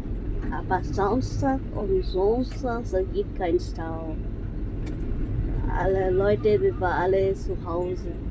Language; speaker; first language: German; non-native, learner; Filipino